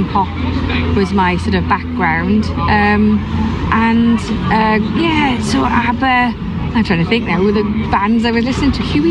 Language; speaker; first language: English; native; English